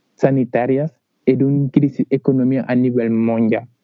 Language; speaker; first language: Spanish; non-native, fluent; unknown